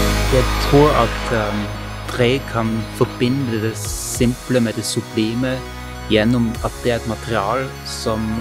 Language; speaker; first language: Norwegian; non-native, fluent; German